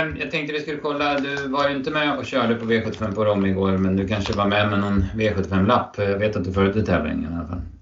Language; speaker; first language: Swedish; native; Swedish